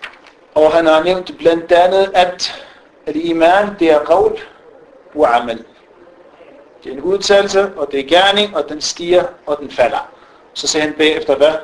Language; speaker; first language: Danish; non-native, fluent; Arabic